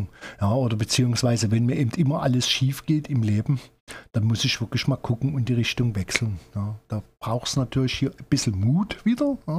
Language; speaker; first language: German; native; German